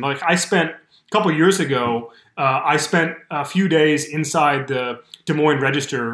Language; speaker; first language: English; native; English